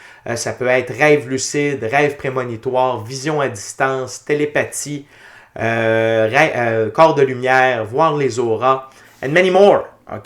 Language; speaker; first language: French; native; French